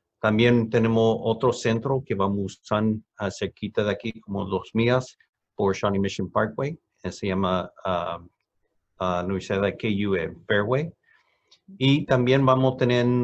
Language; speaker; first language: Spanish; non-native, fluent; English